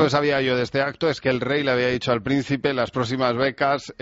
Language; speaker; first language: Spanish; native; Spanish